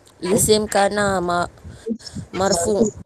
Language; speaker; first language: Arabic; non-native, fluent; Malay